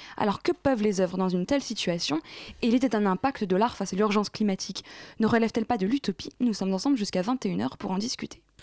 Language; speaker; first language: French; native; French